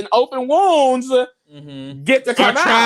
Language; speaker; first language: English; native; English